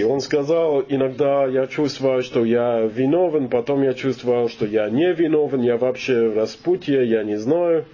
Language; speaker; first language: Russian; non-native, learner; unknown